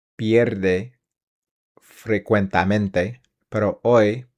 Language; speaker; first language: Spanish; non-native, learner; English